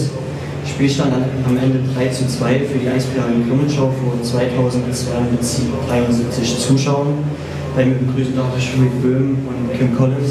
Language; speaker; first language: German; native; German